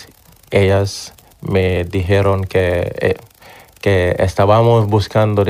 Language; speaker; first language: Spanish; non-native, learner; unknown